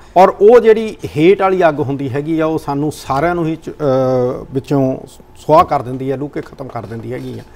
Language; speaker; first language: Punjabi; native; Punjabi